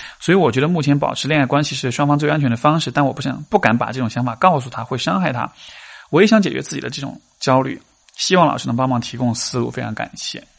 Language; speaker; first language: Chinese; native; Chinese